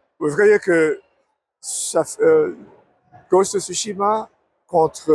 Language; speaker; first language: French; non-native, learner; English